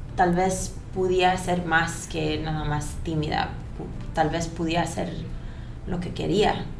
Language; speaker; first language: Spanish; early bilingual, heritage; Spanish